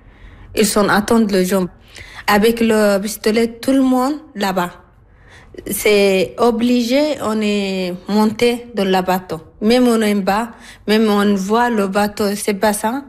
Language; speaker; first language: French; non-native, learner; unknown